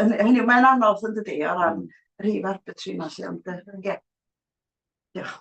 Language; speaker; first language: Welsh; native; Welsh